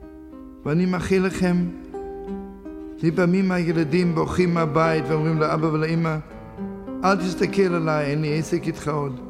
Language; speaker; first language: Hebrew; non-native, fluent; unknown